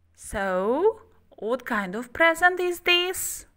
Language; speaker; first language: English; non-native, fluent; Kazakh